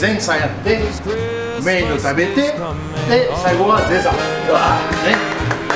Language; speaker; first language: Japanese; non-native, fluent; French